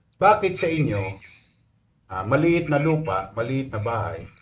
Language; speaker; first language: Filipino; native; Filipino